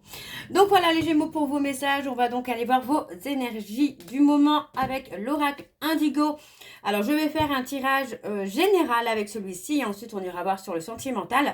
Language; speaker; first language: French; native; French